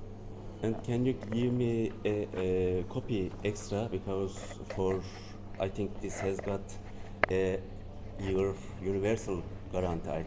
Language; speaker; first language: English; non-native, learner; Turkish